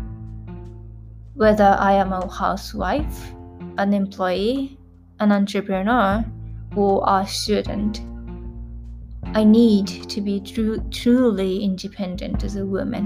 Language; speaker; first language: English; non-native, fluent; Japanese